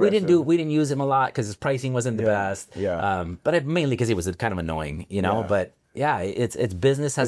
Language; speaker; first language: English; native; English